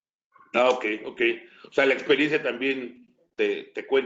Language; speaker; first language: Spanish; native; Spanish